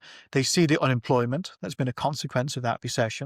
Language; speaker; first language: English; native; English